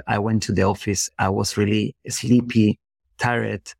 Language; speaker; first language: English; non-native, fluent; Spanish